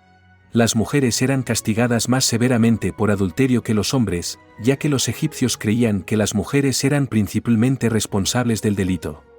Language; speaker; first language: Spanish; native; Spanish